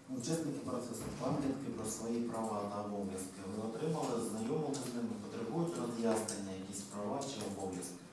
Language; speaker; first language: Ukrainian; native; Ukrainian